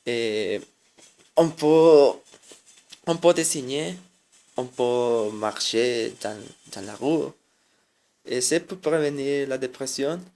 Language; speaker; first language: French; non-native, learner; Spanish